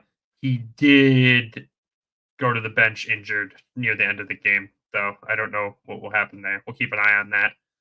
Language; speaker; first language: English; native; English